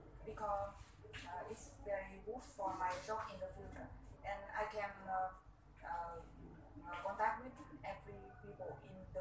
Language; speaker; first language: English; non-native, learner; Vietnamese